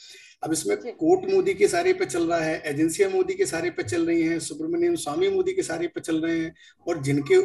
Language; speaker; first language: Hindi; native; Hindi